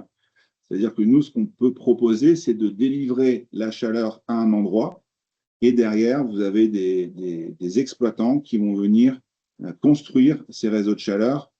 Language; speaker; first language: French; native; French